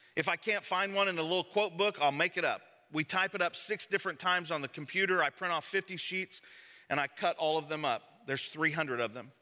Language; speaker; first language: English; native; English